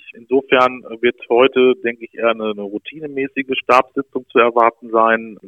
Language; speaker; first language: German; native; German